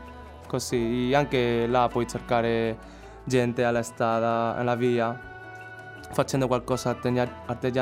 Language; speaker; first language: Italian; non-native, learner; Chinese